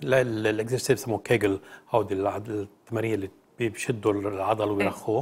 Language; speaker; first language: Arabic; native; Arabic